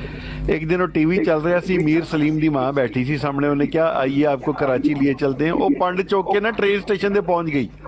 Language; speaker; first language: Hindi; non-native, local second language; Punjabi